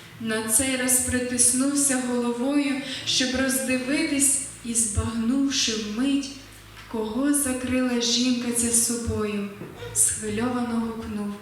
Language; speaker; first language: Ukrainian; native; Ukrainian